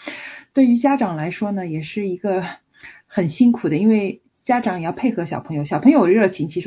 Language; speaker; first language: Chinese; native; Chinese